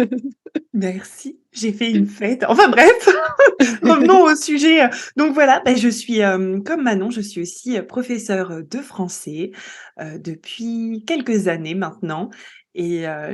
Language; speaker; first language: French; native; French